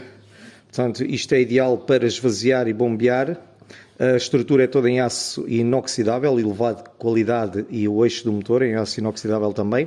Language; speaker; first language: Portuguese; native; Portuguese